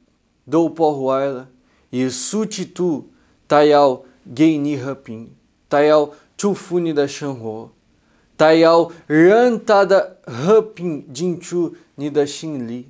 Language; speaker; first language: Chinese; non-native, fluent; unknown